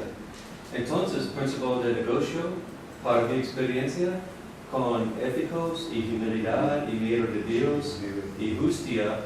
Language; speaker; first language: Spanish; non-native, learner; English